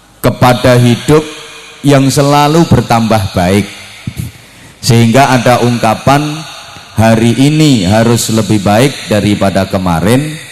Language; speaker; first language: Indonesian; non-native, local second language; Javanese